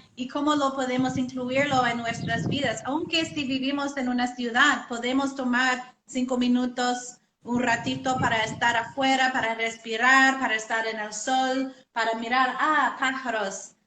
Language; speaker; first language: Spanish; non-native, learner; English